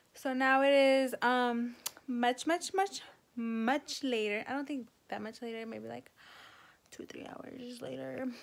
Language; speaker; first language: English; early bilingual, other home language; Spanish